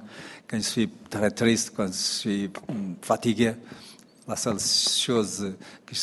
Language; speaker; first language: French; non-native, fluent; Portuguese